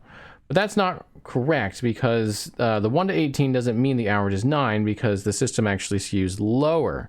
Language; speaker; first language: English; native; English